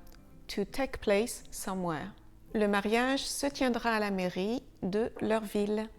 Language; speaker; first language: French; native; French